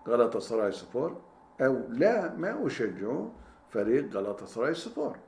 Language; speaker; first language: Arabic; non-native, learner; Turkish